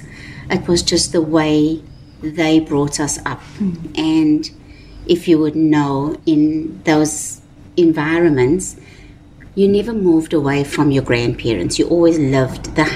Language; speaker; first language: English; native; English